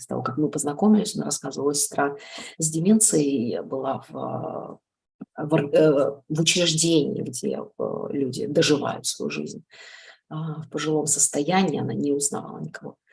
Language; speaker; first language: Russian; native; Russian